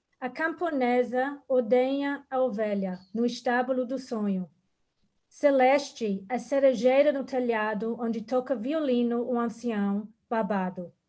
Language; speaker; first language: Portuguese; non-native, fluent; English